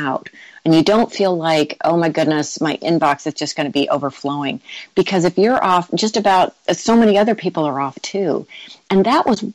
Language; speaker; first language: English; native; English